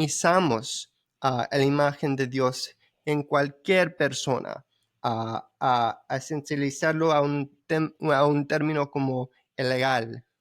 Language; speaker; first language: Spanish; early bilingual, heritage; Spanish